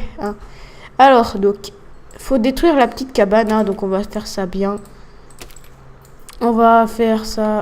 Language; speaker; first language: French; native; French